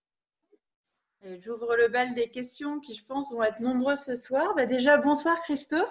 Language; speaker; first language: French; native; French